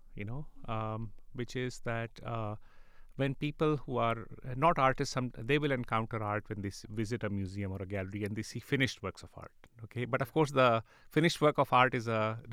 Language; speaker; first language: English; non-native, local second language; Urdu